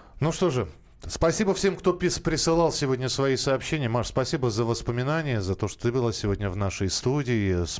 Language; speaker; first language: Russian; native; Russian